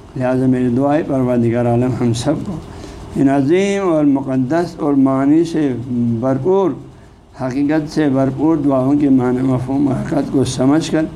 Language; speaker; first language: Urdu; non-native, local second language; Balti